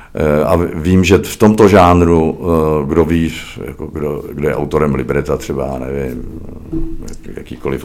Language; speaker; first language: Czech; native; Czech